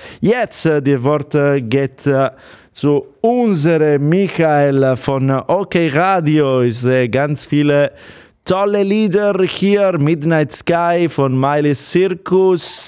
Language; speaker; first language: German; non-native, fluent; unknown